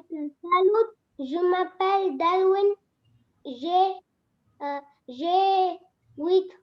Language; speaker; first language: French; non-native, learner; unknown